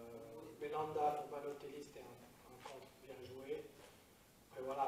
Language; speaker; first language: French; native; French